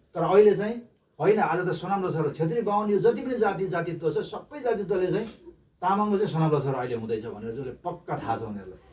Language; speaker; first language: Nepali; non-native, local second language; Eastern Tamang